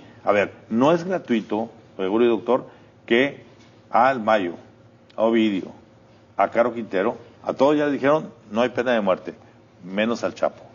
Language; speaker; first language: Spanish; native; Spanish